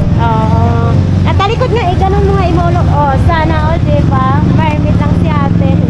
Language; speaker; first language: Filipino; non-native, local second language; Masbatenyo